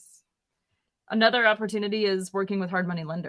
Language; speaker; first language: English; native; English